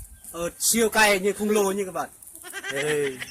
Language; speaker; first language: Vietnamese; non-native, local second language; Jarai